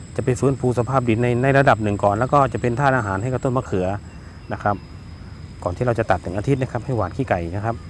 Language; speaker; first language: Thai; non-native, local second language; Northeastern Thai